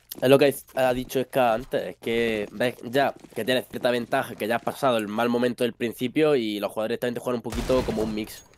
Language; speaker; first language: Spanish; native; Spanish